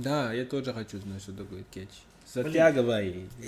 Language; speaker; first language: Russian; non-native, learner; English